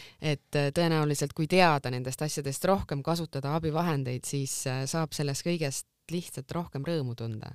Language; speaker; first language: Estonian; native; Estonian